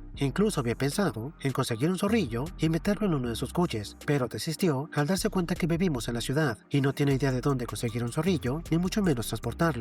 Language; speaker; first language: Spanish; native; Spanish